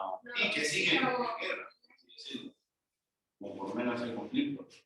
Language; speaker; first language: Spanish; native; Spanish